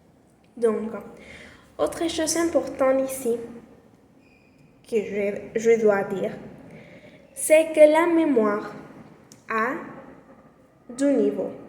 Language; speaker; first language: French; non-native, learner; Spanish